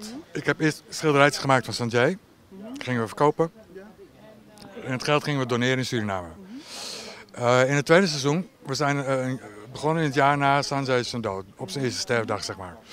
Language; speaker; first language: Dutch; native; Dutch